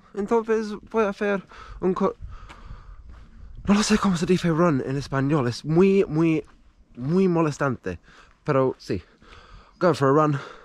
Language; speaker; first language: Spanish; non-native, learner; English